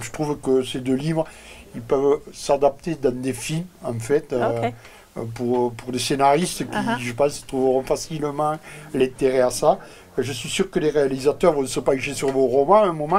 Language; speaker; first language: French; native; French